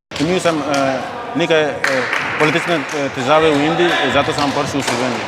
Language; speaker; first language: Slovenian; non-native, learner; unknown